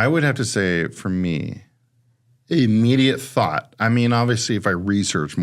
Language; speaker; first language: English; native; English